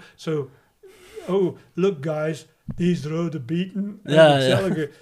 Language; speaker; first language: Dutch; non-native, fluent; English